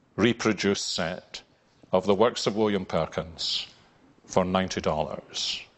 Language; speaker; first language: English; native; English